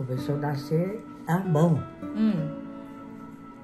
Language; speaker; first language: Portuguese; non-native, local second language; Japanese